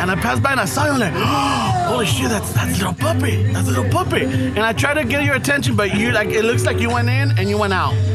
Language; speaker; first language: English; early bilingual, other home language; Spanish